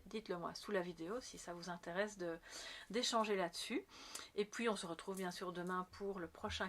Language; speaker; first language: French; native; French